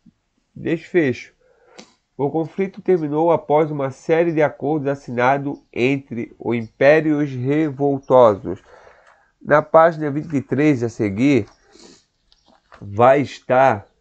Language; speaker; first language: Portuguese; native; Portuguese